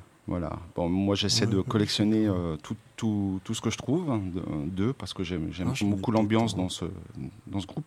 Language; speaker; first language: French; native; French